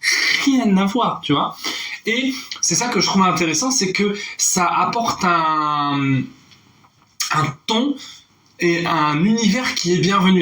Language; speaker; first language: French; native; French